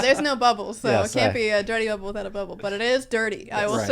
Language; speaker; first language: English; native; English